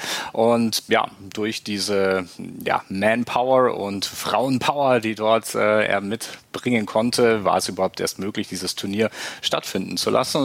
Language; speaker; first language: German; native; German